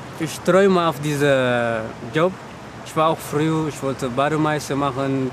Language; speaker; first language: German; non-native, learner; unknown